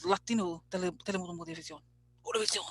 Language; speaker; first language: Spanish; non-native, learner; English